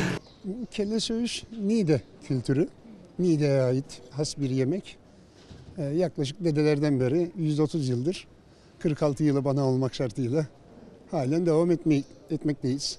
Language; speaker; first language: Turkish; native; Turkish